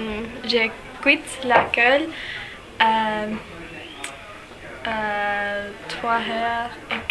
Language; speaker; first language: French; non-native, learner; English